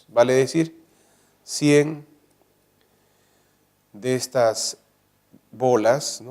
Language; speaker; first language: Spanish; native; Spanish